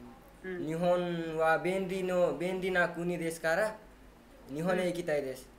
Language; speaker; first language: Japanese; non-native, learner; Nepali